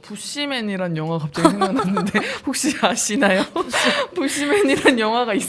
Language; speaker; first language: Korean; native; Korean